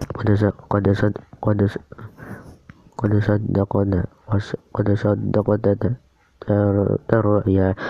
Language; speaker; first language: Arabic; non-native, learner; Indonesian